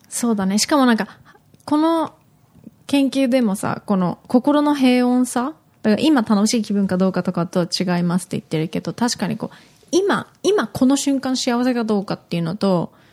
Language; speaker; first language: Japanese; native; Japanese